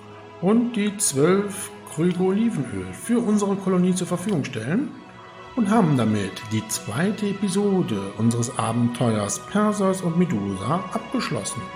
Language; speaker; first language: German; native; German